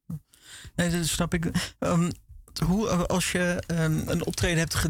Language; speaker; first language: Dutch; native; Dutch